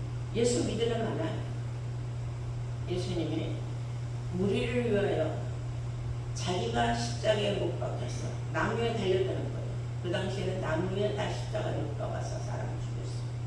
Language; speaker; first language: Korean; native; Korean